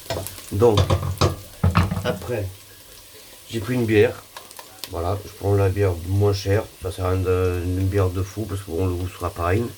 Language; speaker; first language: French; native; French